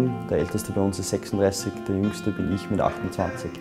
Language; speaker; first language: German; native; German